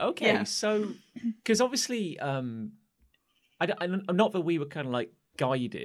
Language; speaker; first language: English; native; English